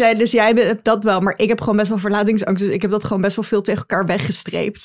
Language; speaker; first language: Dutch; native; Dutch